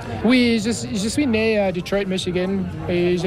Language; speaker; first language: French; non-native, fluent; English